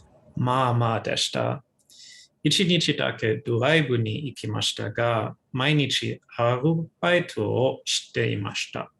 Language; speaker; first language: Japanese; non-native, fluent; English